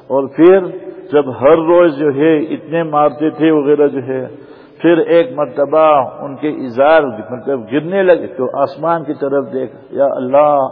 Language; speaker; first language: Urdu; non-native, fluent; Gujarati